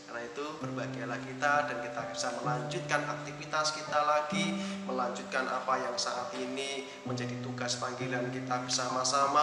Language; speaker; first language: Indonesian; native; Indonesian